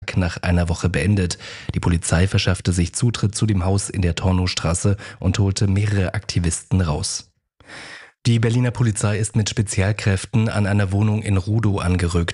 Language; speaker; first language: German; native; German